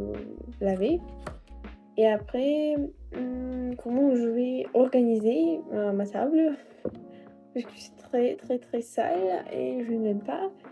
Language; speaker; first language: French; non-native, learner; Russian